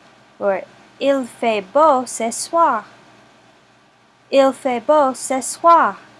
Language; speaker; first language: French; non-native, fluent; English